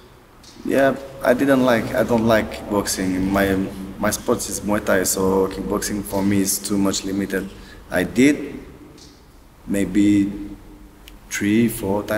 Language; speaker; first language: English; non-native, learner; French